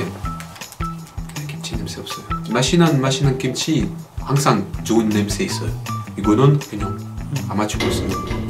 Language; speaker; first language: Korean; non-native, learner; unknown